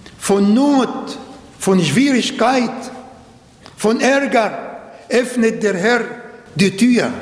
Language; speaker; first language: German; non-native, learner; Arabic